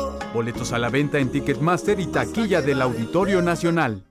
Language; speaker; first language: Spanish; native; Spanish